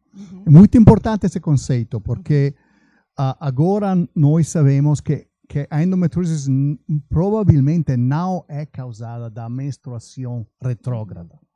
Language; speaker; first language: Portuguese; non-native, fluent; Italian